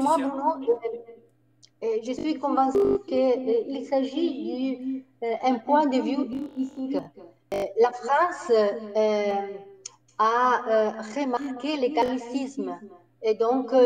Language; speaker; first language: French; non-native, fluent; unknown